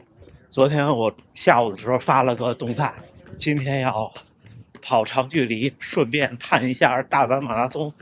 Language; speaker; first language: Chinese; native; Chinese